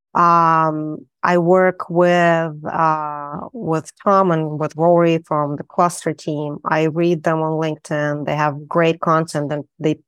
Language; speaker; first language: English; non-native, fluent; Russian